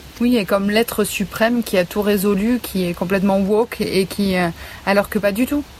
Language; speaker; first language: French; native; French